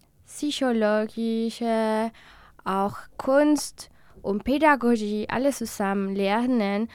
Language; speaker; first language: German; non-native, learner; Spanish